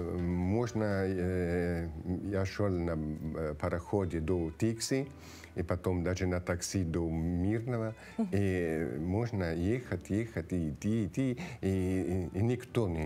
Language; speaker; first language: Russian; non-native, fluent; Italian